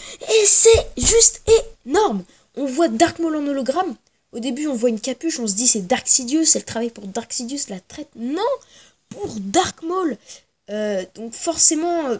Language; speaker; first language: French; native; French